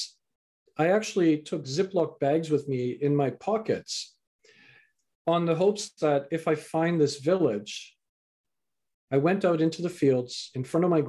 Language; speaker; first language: English; native; English